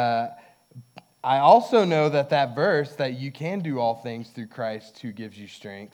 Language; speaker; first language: English; native; English